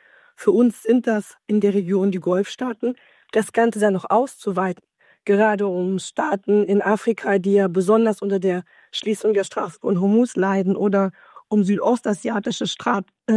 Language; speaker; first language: German; native; German